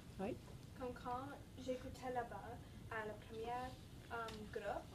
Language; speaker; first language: French; non-native, learner; English